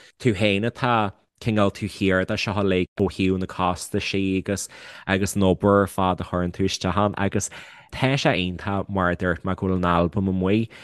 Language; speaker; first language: Irish; native; Irish